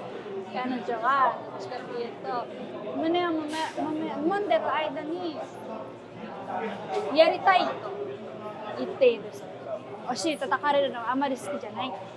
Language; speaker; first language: Japanese; non-native, fluent; Filipino